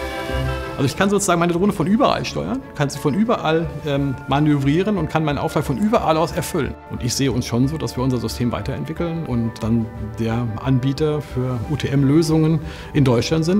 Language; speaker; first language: German; native; German